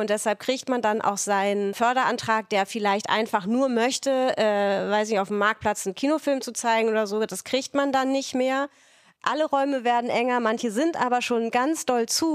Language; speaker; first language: German; native; German